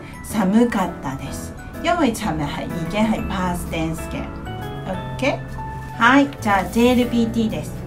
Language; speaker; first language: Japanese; non-native, fluent; Cantonese